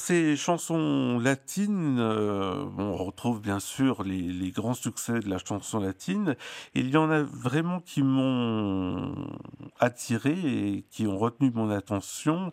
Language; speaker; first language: French; native; French